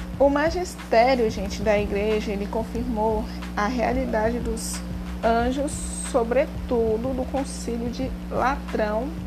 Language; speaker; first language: Portuguese; native; Portuguese